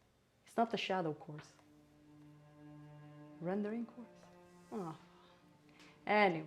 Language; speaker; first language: English; non-native, fluent; Romanian